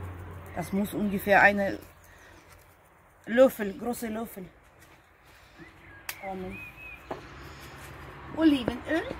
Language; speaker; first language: German; non-native, fluent; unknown